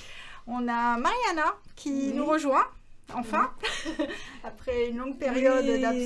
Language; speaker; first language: French; native; French